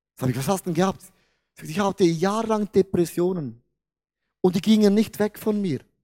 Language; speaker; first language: German; non-native, fluent; Portuguese